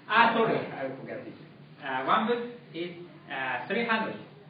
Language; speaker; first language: English; non-native, learner; Japanese